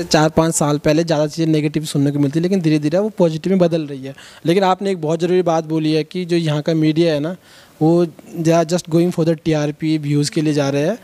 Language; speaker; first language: Hindi; native; Hindi